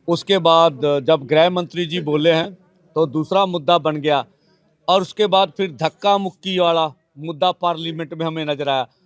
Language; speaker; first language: Hindi; non-native, local second language; Punjabi